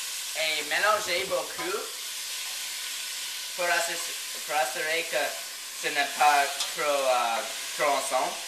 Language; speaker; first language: French; non-native, learner; English